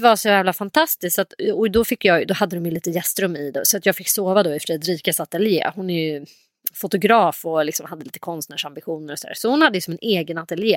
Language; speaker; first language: Swedish; native; Swedish